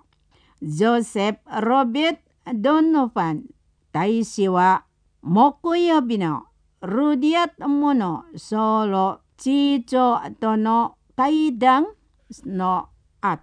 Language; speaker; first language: Japanese; non-native, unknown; Indonesian